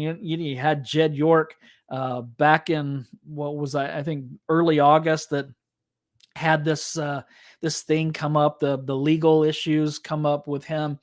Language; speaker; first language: English; native; English